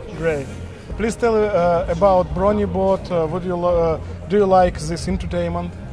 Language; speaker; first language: English; non-native, learner; Russian